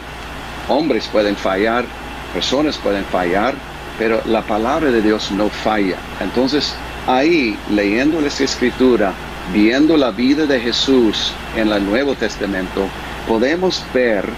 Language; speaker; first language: Spanish; non-native, fluent; English